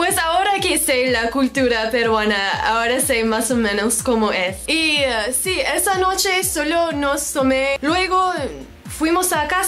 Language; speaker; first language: Spanish; non-native, learner; English